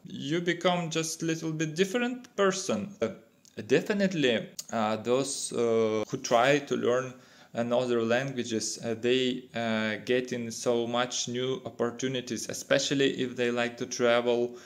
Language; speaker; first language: English; non-native, fluent; Russian